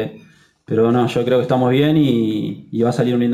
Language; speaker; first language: Spanish; native; Spanish